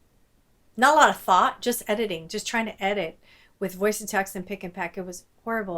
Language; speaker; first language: English; native; English